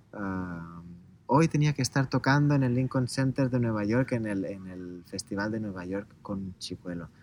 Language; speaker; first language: Spanish; non-native, local second language; Catalan